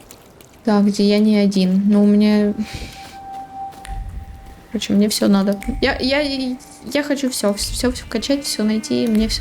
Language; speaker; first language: Russian; native; Russian